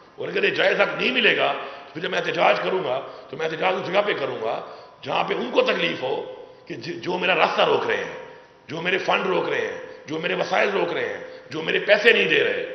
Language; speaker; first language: Urdu; non-native, local second language; Pashto